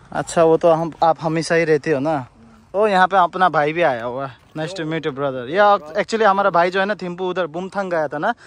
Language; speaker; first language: Hindi; non-native, local second language; Nepali